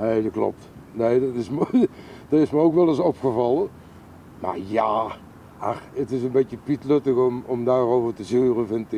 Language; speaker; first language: Dutch; native; Dutch